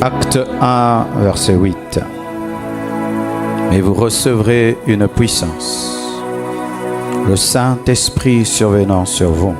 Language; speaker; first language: French; non-native, local second language; Lingala